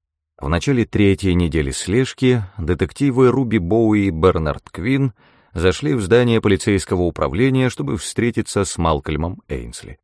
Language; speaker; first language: Russian; native; Russian